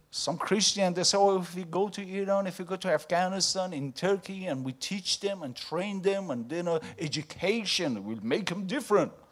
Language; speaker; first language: English; non-native, fluent; Persian